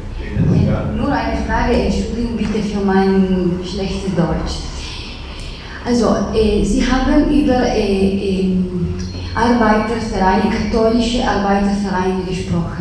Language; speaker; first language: German; non-native, fluent; Italian